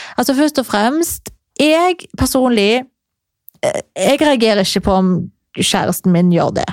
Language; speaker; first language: Norwegian; native; Norwegian